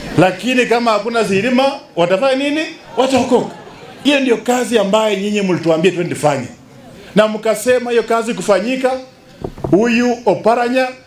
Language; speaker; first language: Swahili; non-native, local second language; Luyia